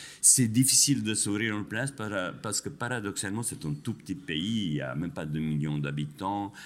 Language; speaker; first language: French; non-native, fluent; Albanian